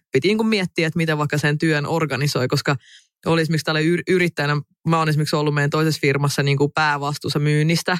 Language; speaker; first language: Finnish; early bilingual, other home language; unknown